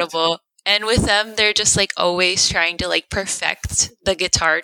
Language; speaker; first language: English; early bilingual, other home language; Spanish